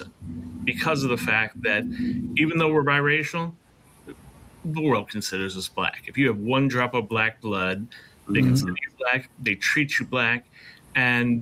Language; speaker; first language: English; native; English